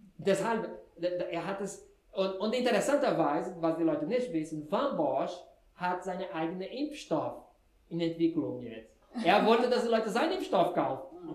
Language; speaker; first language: German; non-native, fluent; Portuguese